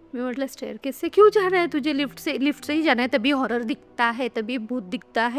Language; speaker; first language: Hindi; non-native, local second language; Marathi